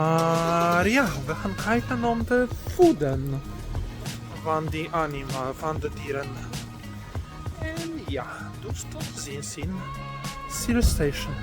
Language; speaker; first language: Dutch; non-native, learner; Polish